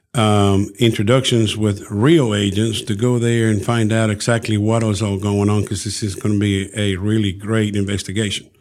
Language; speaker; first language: English; early bilingual, other home language; Spanish